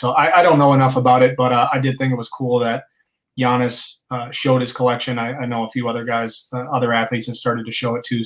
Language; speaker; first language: English; native; English